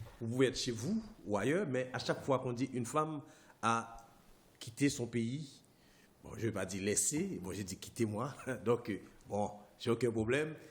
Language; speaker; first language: French; non-native, local second language; Haitian Creole